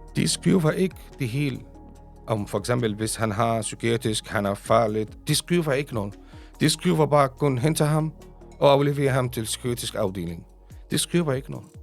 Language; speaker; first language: Danish; non-native, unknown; Arabic